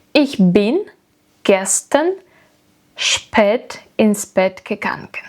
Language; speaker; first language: German; non-native, fluent; Ukrainian